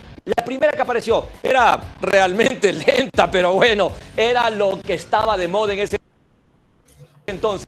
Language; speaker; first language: Spanish; native; Spanish